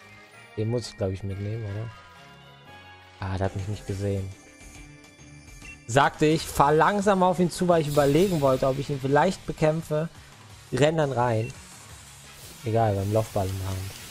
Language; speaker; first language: German; native; German